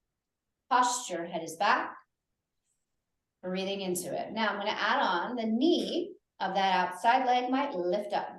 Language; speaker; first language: English; native; English